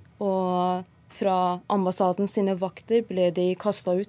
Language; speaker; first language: Norwegian; non-native, fluent; Persian